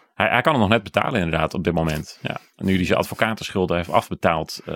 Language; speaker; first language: Dutch; native; Dutch